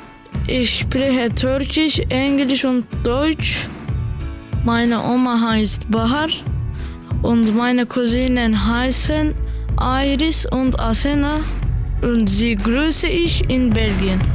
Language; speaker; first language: German; non-native, learner; Turkish